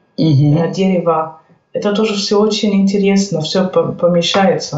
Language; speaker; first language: Russian; non-native, fluent; German